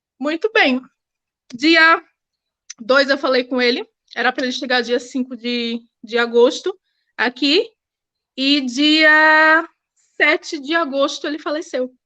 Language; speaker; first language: Portuguese; native; Portuguese